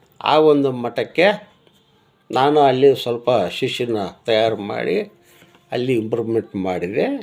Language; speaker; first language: Kannada; non-native, local second language; Telugu